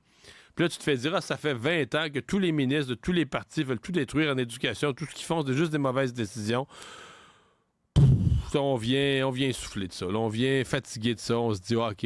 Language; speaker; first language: French; native; French